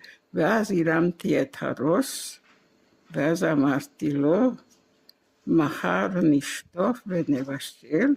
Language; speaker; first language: Hebrew; non-native, fluent; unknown